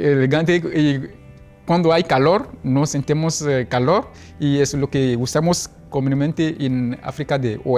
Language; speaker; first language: Spanish; non-native, learner; Ewe